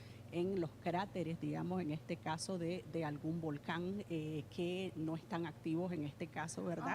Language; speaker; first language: Spanish; native; Spanish